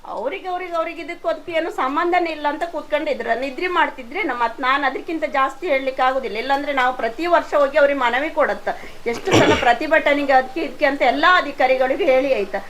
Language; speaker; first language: Kannada; native; Kannada